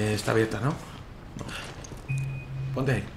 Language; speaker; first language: Spanish; native; Spanish